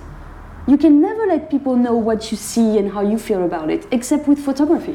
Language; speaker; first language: English; non-native, fluent; French